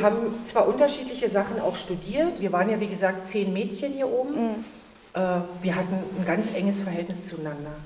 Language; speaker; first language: German; native; German